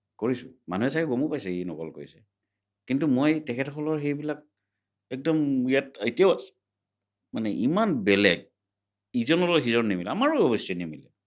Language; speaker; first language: Assamese; native; Assamese